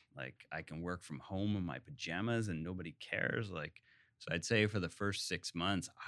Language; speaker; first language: English; native; English